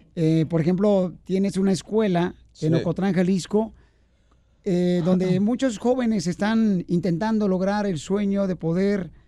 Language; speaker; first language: Spanish; native; Spanish